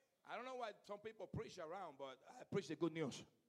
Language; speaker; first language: English; non-native, fluent; Spanish